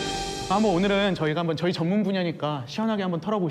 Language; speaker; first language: Korean; native; Korean